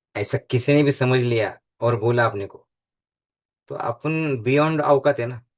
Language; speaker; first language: Hindi; non-native, local second language; Marathi